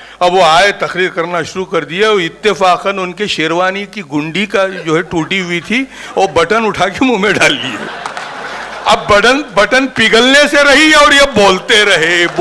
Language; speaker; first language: Urdu; native; Urdu